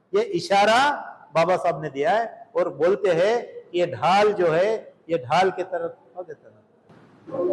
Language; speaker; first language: Hindi; non-native, local second language; Marathi